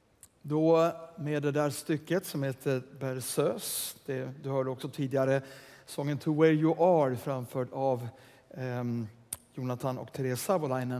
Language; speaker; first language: Swedish; native; Swedish